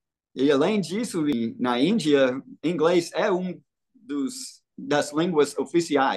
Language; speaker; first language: Portuguese; non-native, fluent; English